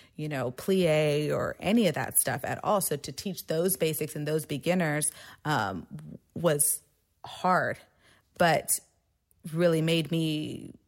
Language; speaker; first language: English; native; English